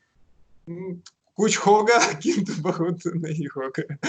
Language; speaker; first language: Hindi; non-native, learner; Russian